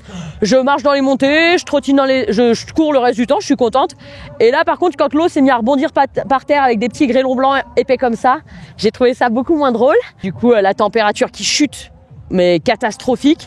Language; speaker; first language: French; native; French